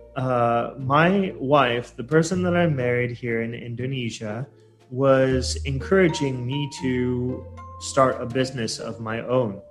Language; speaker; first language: English; native; English